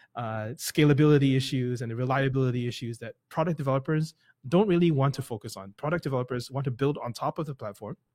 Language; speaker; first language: English; native; English